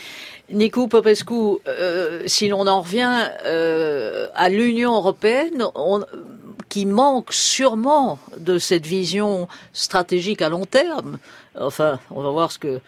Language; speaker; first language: French; native; French